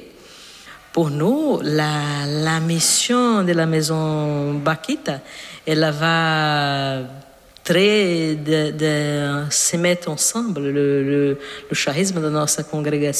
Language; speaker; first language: French; non-native, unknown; Portuguese